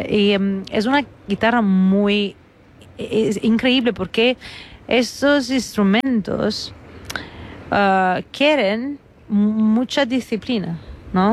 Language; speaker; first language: Spanish; non-native, fluent; Italian